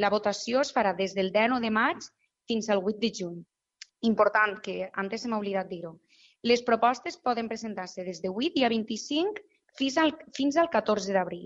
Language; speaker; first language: Catalan; native; Catalan